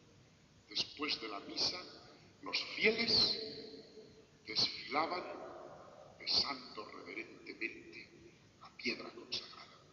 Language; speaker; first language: Spanish; native; Spanish